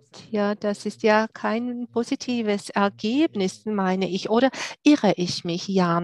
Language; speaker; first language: German; non-native, fluent; Czech